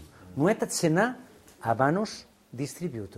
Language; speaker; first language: Russian; non-native, fluent; Spanish